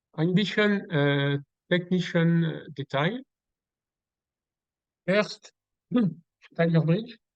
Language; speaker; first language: German; non-native, learner; French